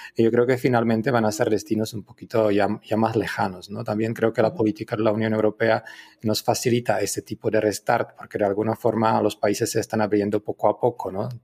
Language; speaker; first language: Spanish; non-native, fluent; Czech